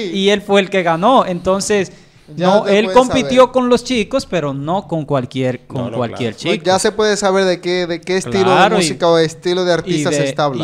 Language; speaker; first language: Spanish; native; Spanish